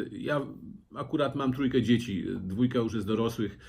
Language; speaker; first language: Polish; native; Polish